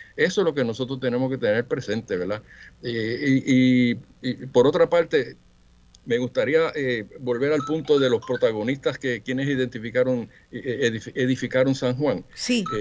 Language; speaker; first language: Spanish; native; Spanish